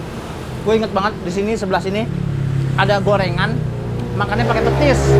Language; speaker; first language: Indonesian; native; Indonesian